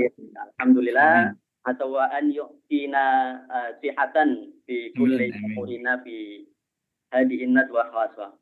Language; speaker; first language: Arabic; non-native, fluent; Indonesian